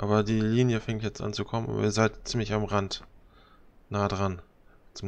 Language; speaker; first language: German; native; German